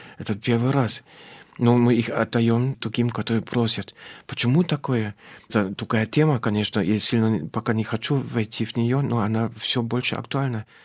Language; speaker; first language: Russian; non-native, fluent; German